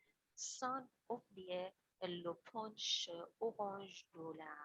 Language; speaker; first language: French; non-native, learner; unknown